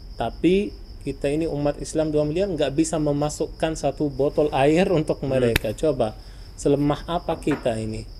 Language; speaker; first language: Indonesian; non-native, fluent; Arabic